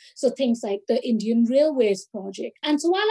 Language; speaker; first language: English; non-native, local second language; Bangla